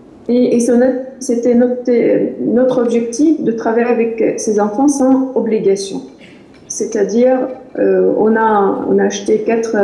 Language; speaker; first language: French; non-native, fluent; Arabic